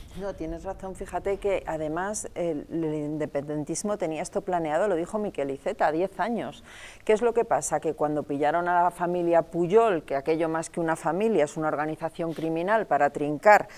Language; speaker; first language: Spanish; native; Spanish